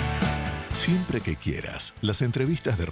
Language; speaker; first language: Spanish; native; Spanish